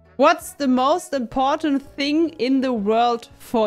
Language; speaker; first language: English; non-native, learner; German